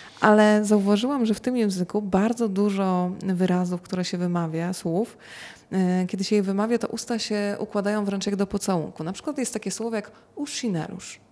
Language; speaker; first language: Polish; native; Polish